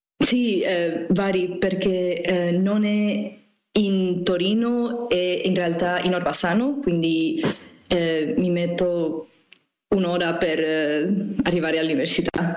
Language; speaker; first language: Italian; non-native, learner; Spanish